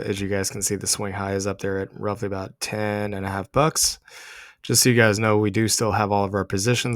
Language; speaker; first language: English; native; English